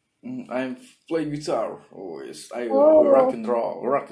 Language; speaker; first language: English; non-native, learner; Indonesian